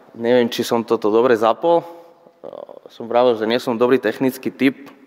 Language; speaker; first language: Slovak; non-native, fluent; Spanish